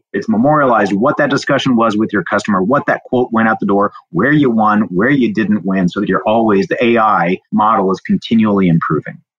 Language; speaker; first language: English; native; English